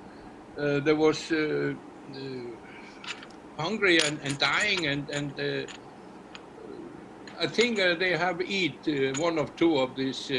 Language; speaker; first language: English; non-native, learner; Icelandic